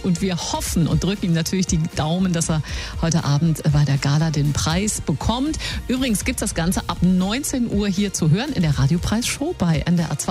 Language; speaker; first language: German; native; German